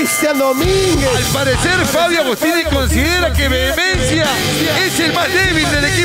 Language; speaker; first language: Spanish; native; Spanish